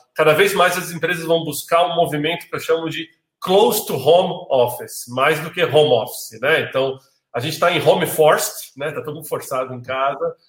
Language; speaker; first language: Portuguese; native; Portuguese